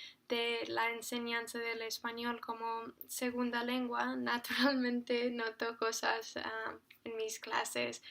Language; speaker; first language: Spanish; non-native, fluent; English